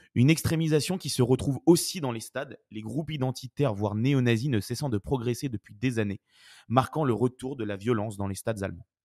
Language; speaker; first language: French; native; French